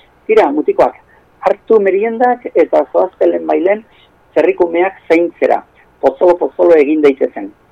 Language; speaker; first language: Basque; non-native, local second language; Spanish